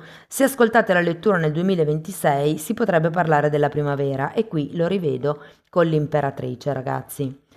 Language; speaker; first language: Italian; native; Italian